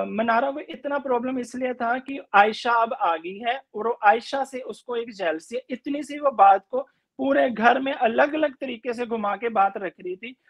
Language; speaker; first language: Hindi; native; Hindi